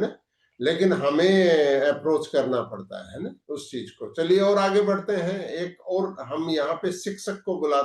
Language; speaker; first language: Hindi; native; Hindi